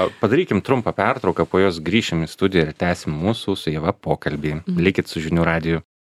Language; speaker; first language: Lithuanian; native; Lithuanian